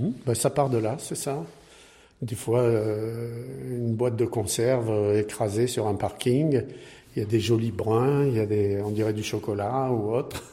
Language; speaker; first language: French; native; French